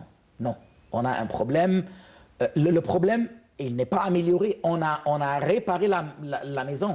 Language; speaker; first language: French; non-native, fluent; Arabic